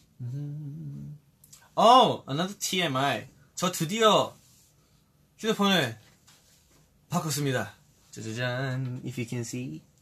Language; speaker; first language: Korean; early bilingual, heritage; Korean